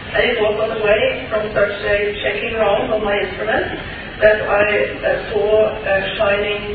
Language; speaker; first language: English; non-native, fluent; Norwegian